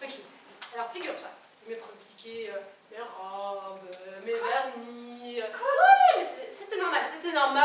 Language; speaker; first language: French; native; French